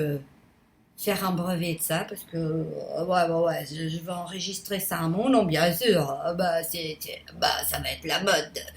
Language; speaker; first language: French; non-native, fluent; Portuguese